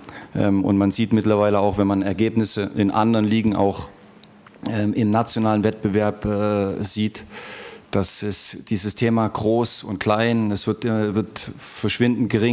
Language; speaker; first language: German; native; German